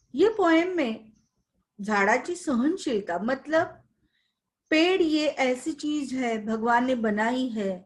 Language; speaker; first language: Hindi; non-native, local second language; Marathi